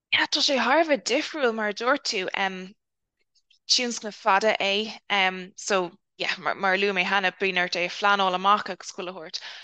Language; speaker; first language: Irish; non-native, local second language; English